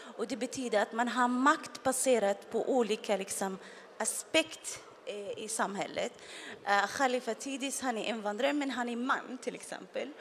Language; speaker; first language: Swedish; non-native, fluent; Arabic